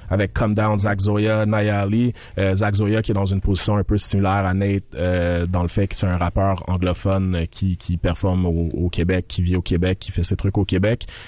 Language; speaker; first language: French; native; French